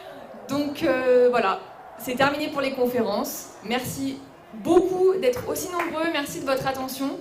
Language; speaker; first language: French; native; French